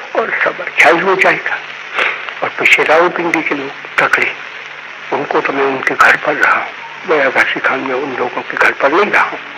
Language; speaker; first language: Hindi; non-native, local second language; Gujarati